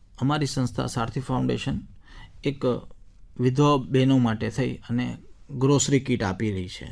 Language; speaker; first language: Gujarati; native; Gujarati